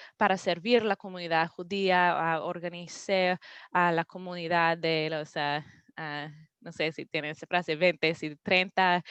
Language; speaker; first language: Spanish; non-native, learner; English